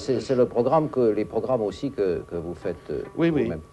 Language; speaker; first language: French; native; French